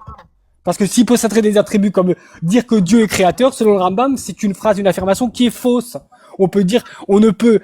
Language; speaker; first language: French; native; French